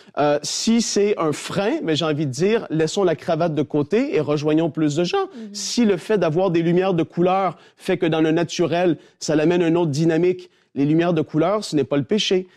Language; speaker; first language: French; native; French